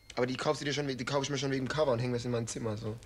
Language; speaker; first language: German; native; German